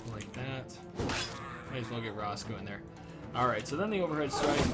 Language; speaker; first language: English; native; English